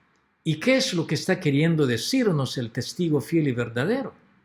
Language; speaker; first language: Spanish; native; Spanish